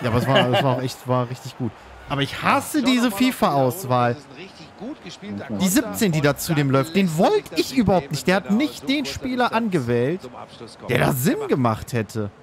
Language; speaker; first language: German; native; German